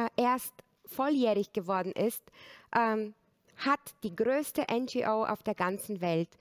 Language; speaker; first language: German; non-native, fluent; Bulgarian